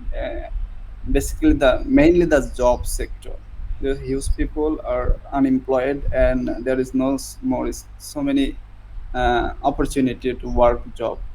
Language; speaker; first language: English; non-native, learner; Bangla